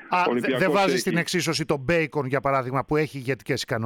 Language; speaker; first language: Greek; native; Greek